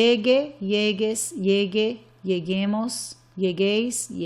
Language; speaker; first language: Spanish; non-native, fluent; English